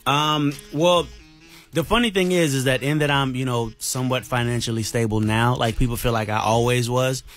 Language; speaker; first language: English; native; English